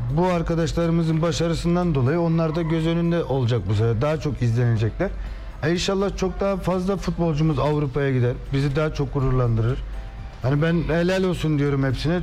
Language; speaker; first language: Turkish; native; Turkish